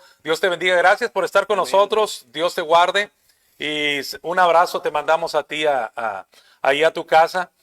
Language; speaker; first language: Spanish; native; Spanish